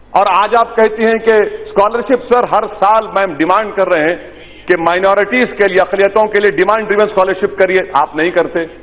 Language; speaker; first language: Urdu; native; Urdu